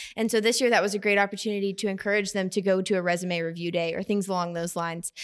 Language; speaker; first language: English; native; English